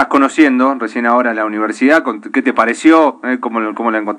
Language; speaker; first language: Spanish; native; Spanish